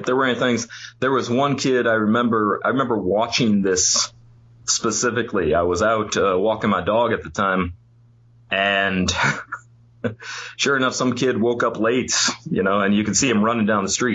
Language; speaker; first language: English; native; English